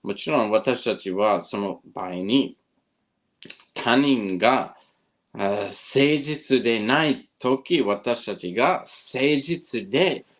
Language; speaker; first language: Japanese; non-native, fluent; English